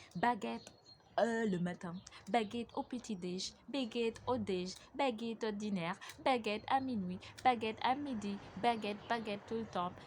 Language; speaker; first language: French; non-native, fluent; Ganda